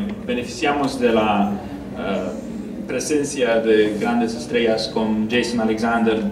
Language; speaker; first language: Spanish; non-native, learner; Romanian